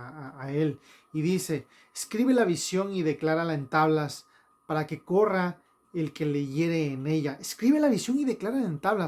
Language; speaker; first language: Spanish; native; Spanish